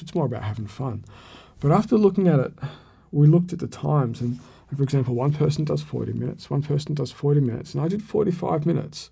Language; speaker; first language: English; native; English